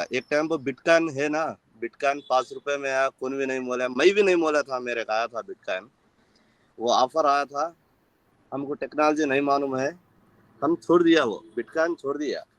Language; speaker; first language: Hindi; non-native, local second language; Telugu